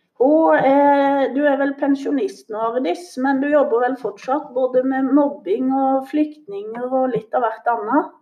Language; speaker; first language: Norwegian; native; Norwegian